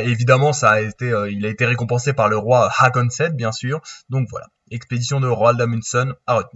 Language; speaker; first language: French; native; French